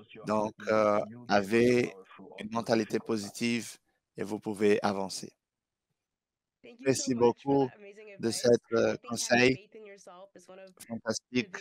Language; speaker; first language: French; non-native, fluent; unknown